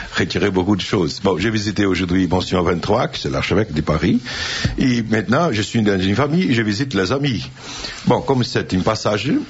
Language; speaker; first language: French; non-native, learner; Portuguese